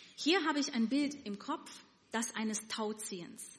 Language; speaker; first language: German; non-native, fluent; Yiddish